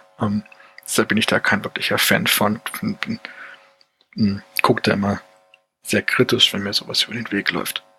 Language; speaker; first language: German; native; German